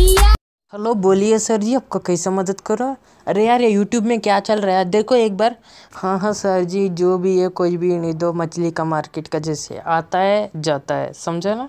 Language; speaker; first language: Hindi; native; Hindi